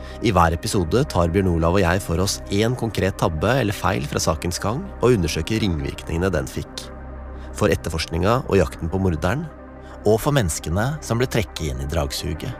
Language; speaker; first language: Norwegian; native; Norwegian